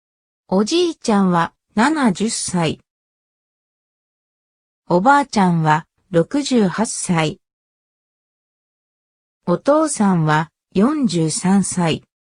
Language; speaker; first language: Japanese; non-native, learner; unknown